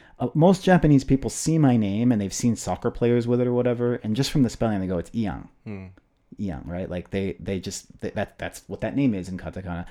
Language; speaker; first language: English; native; English